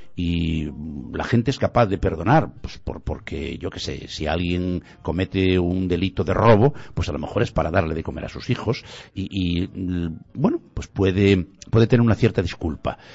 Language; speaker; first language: Spanish; non-native, local second language; Galician